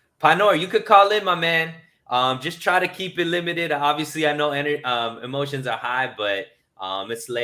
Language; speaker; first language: English; native; English